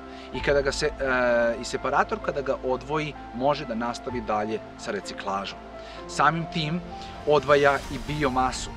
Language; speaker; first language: Serbian; native; Serbian